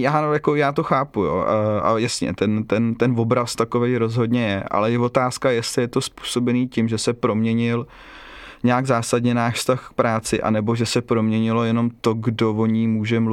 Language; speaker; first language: Czech; native; Czech